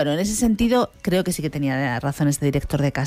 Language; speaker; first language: Spanish; native; Spanish